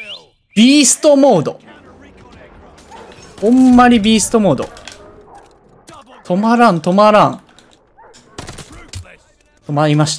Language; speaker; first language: Japanese; native; Japanese